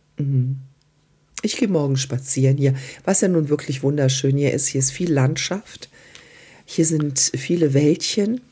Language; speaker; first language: German; early bilingual, other home language; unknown